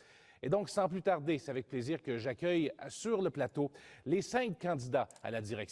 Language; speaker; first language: French; native; French